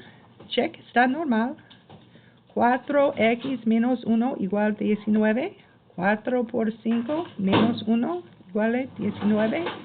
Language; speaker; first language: Spanish; non-native, learner; English